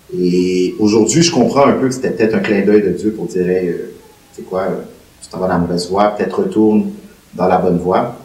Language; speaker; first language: French; native; French